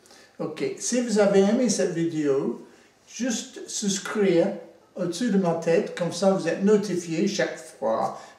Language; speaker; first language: French; non-native, fluent; English